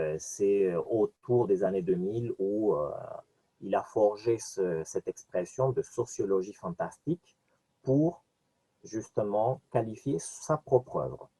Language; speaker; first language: French; non-native, fluent; Spanish